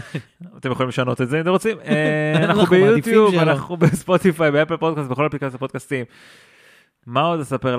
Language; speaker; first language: Hebrew; native; Hebrew